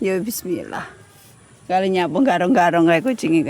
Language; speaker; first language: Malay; non-native, local second language; Javanese